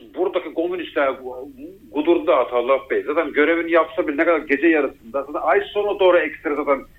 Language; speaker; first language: Turkish; early bilingual, heritage; Turkish